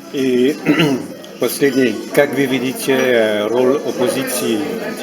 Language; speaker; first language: Russian; non-native, learner; French